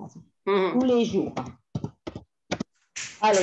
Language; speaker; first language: French; non-native, fluent; Spanish